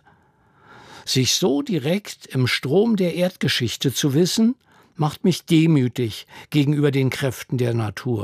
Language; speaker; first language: German; native; German